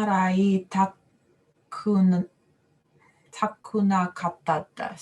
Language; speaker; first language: Japanese; non-native, learner; English